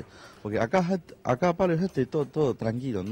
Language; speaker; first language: Spanish; non-native, learner; Chinese